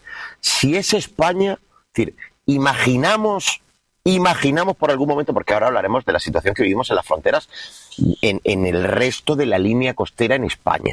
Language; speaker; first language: Spanish; native; Spanish